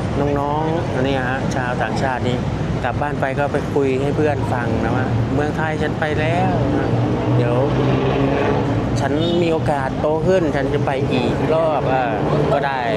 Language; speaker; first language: Thai; native; Thai